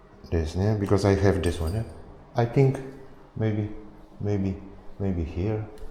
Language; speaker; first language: English; non-native, learner; Polish